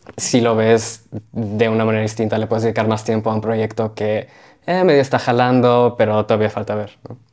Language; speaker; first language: Spanish; early bilingual, heritage; Spanish